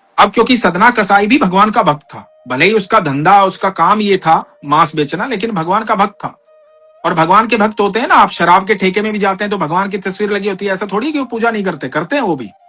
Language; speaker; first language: Hindi; native; Hindi